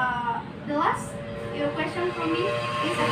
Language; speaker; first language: English; non-native, learner; Indonesian